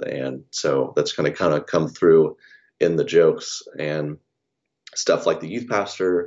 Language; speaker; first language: English; native; English